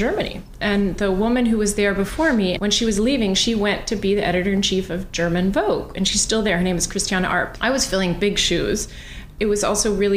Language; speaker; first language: English; native; English